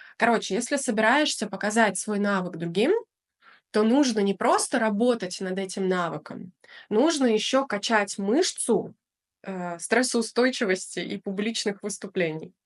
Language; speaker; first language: Russian; native; Russian